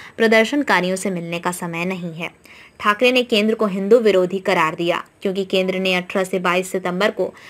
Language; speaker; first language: Hindi; non-native, local second language; Marathi